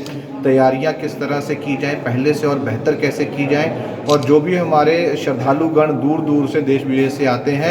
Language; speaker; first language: Hindi; native; Hindi